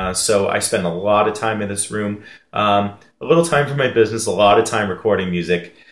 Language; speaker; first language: English; native; English